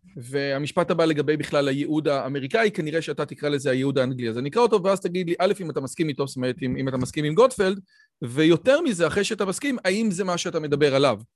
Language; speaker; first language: Hebrew; native; Hebrew